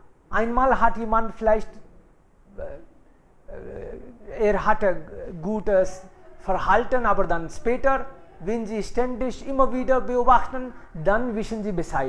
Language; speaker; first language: German; non-native, fluent; Hindi